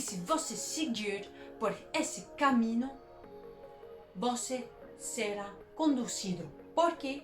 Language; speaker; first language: Portuguese; non-native, learner; Danish